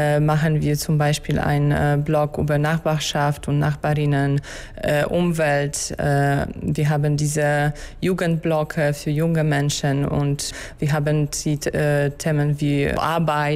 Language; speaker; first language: German; non-native, fluent; Polish